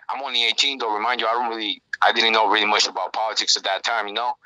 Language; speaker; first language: English; native; English